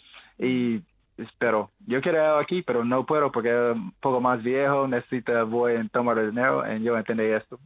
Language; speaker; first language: Spanish; non-native, learner; English